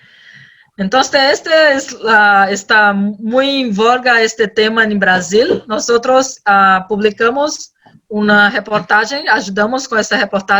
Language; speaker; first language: Spanish; non-native, learner; Portuguese